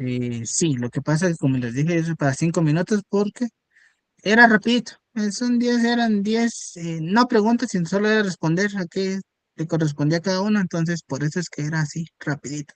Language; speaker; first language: Spanish; native; Spanish